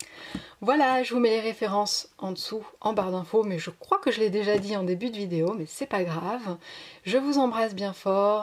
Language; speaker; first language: French; native; French